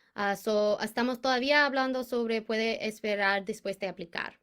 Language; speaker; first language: Spanish; non-native, fluent; English